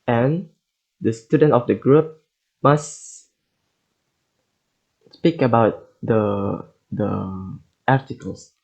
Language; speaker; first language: English; non-native, learner; Indonesian